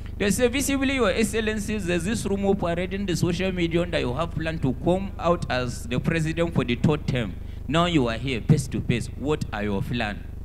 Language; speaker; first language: Nigerian Pidgin; non-native, local second language; Hausa